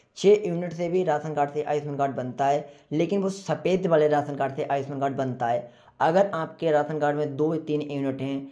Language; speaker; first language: Hindi; native; Hindi